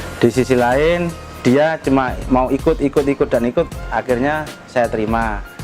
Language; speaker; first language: Indonesian; non-native, local second language; Javanese